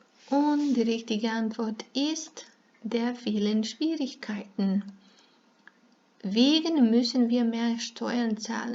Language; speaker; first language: German; non-native, fluent; Serbian